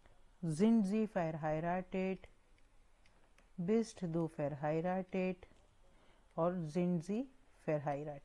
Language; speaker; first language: German; non-native, fluent; Hindi